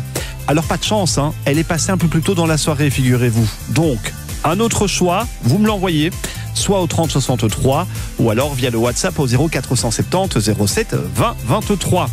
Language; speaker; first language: French; native; French